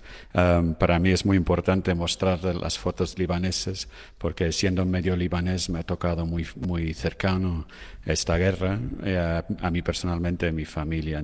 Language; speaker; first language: Spanish; non-native, fluent; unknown